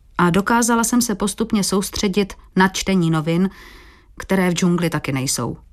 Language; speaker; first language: Czech; early bilingual, heritage; Portuguese